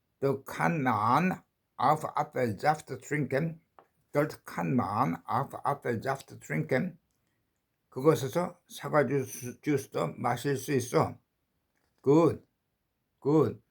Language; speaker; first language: German; non-native, learner; Korean